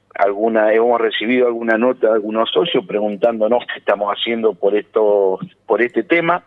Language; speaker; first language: Spanish; native; Spanish